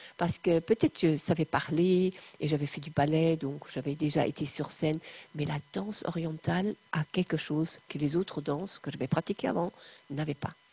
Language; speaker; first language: French; non-native, fluent; German